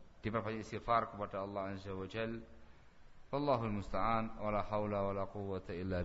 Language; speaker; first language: Indonesian; native; Indonesian